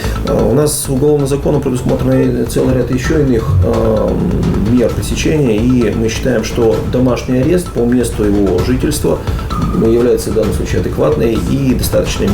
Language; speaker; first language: Russian; native; Russian